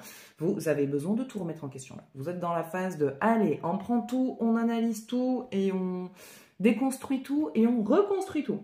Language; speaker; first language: French; native; French